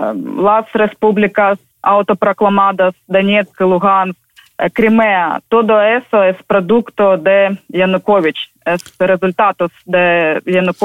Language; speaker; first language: Spanish; non-native, learner; Ukrainian